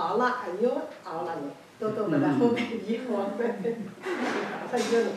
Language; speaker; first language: Spanish; non-native, learner; Chinese